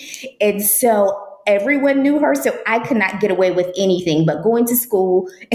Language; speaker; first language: English; native; English